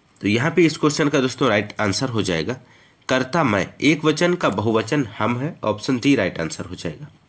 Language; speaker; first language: Hindi; native; Hindi